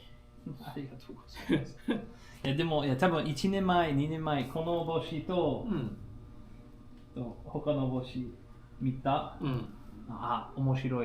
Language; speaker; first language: Japanese; non-native, learner; English